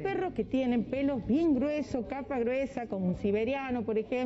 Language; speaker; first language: Spanish; native; Spanish